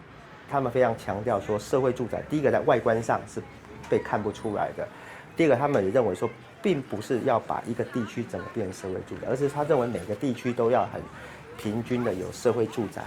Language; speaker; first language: Chinese; native; Chinese